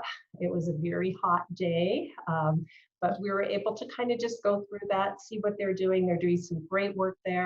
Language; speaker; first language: English; native; English